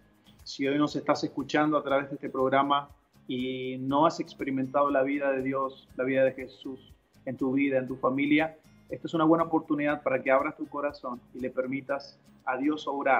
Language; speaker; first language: Spanish; native; Spanish